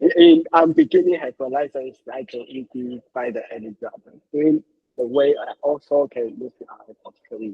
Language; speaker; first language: English; non-native, learner; Chinese